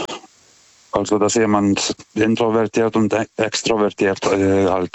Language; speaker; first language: German; non-native, fluent; Lithuanian